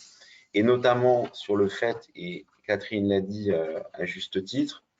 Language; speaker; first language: French; native; French